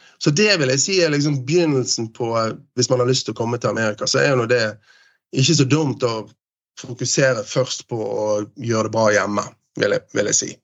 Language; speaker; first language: Norwegian; native; Norwegian